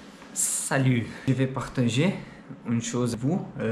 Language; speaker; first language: French; non-native, learner; Portuguese